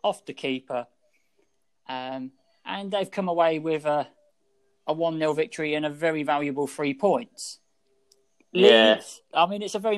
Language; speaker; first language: English; native; English